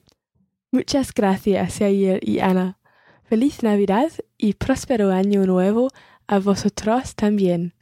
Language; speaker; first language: Spanish; non-native, learner; English